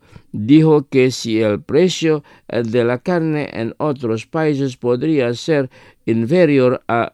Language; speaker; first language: Spanish; non-native, fluent; Indonesian